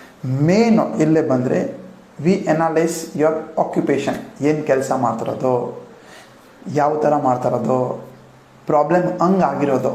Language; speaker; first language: Kannada; non-native, local second language; Gujarati